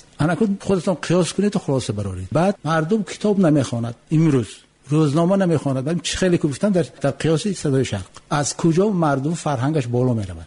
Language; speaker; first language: Tajik; native; Tajik